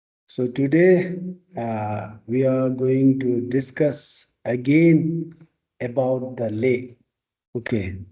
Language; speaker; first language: English; non-native, fluent; Tibetan